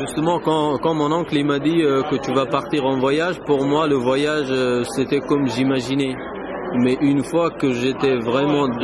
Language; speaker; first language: French; non-native, fluent; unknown